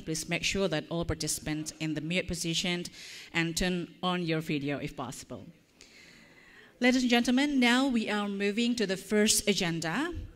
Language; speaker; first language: English; non-native, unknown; Indonesian